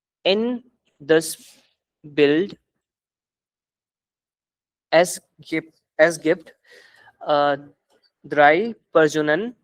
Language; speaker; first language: German; non-native, learner; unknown